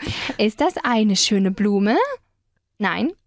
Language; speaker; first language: German; non-native, fluent; Spanish